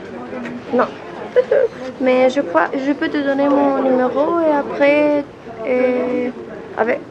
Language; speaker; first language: French; non-native, learner; Spanish